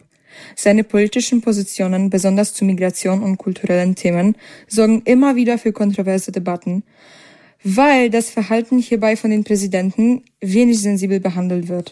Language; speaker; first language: German; native; German